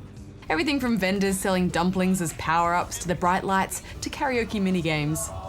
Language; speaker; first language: English; native; English